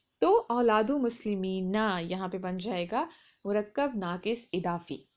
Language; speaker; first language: Urdu; native; Urdu